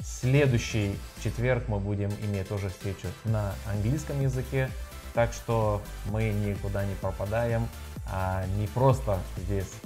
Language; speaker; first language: Russian; non-native, learner; Lithuanian